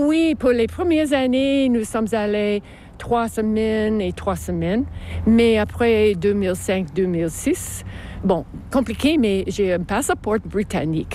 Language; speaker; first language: French; non-native, local second language; English